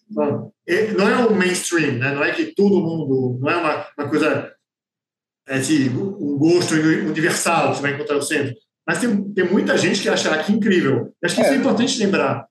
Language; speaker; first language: Portuguese; non-native, fluent; French